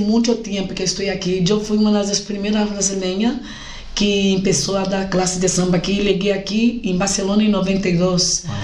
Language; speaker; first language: Spanish; non-native, fluent; Portuguese